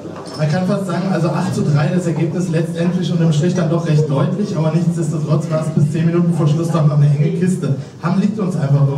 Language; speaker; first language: German; native; German